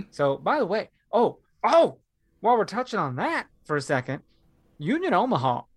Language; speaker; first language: English; native; English